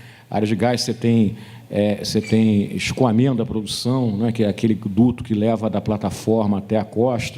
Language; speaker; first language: Portuguese; native; Portuguese